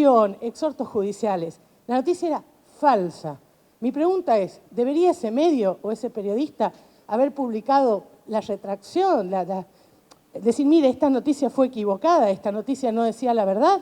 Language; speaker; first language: Spanish; native; Spanish